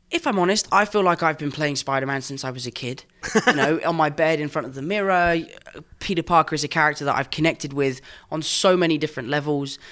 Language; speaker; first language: English; native; English